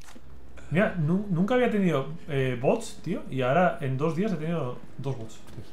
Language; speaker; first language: Spanish; native; Spanish